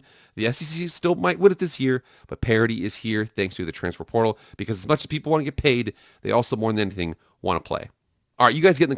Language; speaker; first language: English; native; English